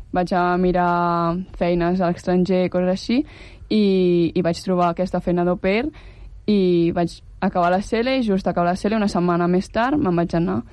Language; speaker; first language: Catalan; native; Catalan